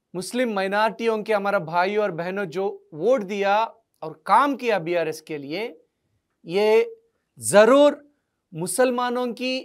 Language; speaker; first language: Hindi; non-native, local second language; Telugu